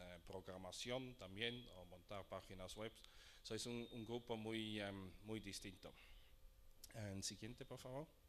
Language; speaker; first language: Spanish; non-native, fluent; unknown